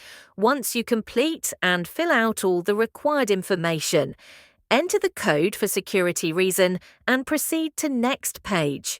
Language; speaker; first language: English; non-native, fluent; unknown